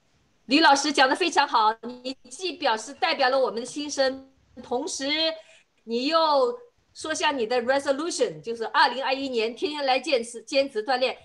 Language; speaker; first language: Chinese; native; Chinese